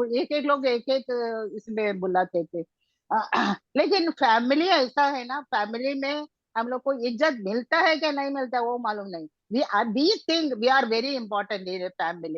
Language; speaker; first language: Hindi; non-native, local second language; Tamil